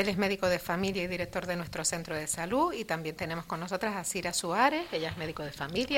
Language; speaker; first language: Spanish; native; Spanish